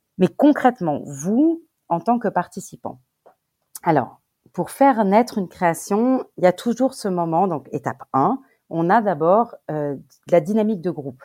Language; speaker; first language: French; native; French